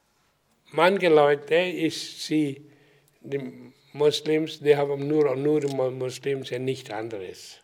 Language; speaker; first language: German; non-native, learner; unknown